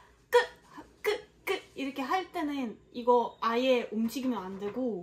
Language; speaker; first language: Korean; non-native, fluent; Russian